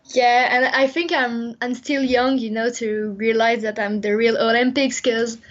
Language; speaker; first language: English; non-native, fluent; French